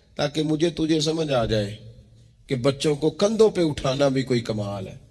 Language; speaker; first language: Urdu; non-native, local second language; Punjabi